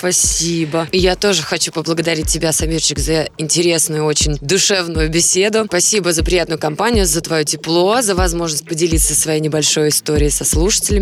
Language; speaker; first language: Russian; native; Russian